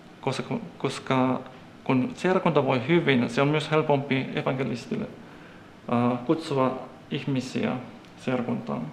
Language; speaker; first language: Finnish; non-native, fluent; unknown